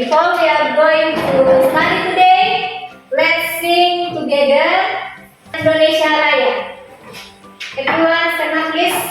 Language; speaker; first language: English; non-native, fluent; Indonesian